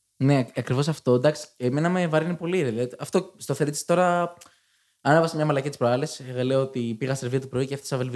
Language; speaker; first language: Greek; native; Greek